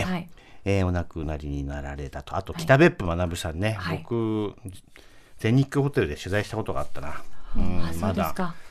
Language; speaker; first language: Japanese; native; Japanese